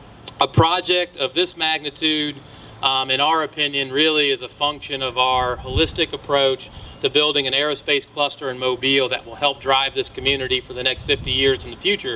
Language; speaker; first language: English; native; English